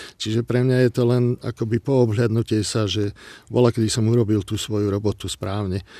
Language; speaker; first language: Slovak; non-native, local second language; Hungarian